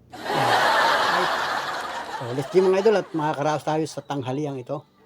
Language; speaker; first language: Filipino; native; Filipino